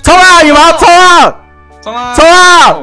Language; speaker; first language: Chinese; native; Chinese